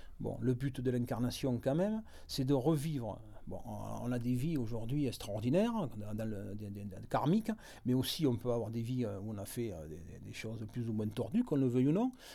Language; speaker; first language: French; native; French